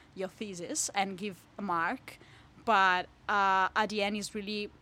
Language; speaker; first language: English; non-native, fluent; Italian